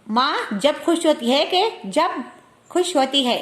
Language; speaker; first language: Hindi; non-native, local second language; Kannada